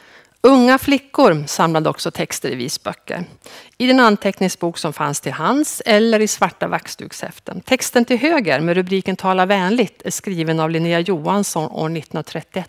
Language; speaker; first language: Swedish; native; Swedish